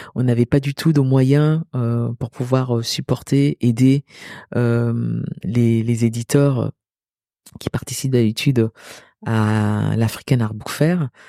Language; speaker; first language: French; early bilingual, other home language; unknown